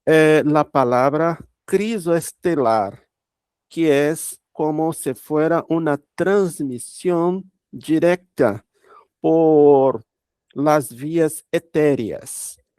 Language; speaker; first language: Spanish; non-native, learner; Portuguese